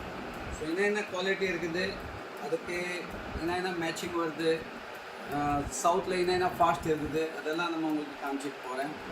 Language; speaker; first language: Tamil; non-native, fluent; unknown